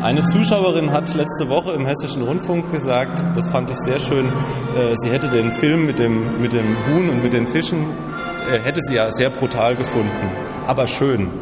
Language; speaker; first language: German; native; German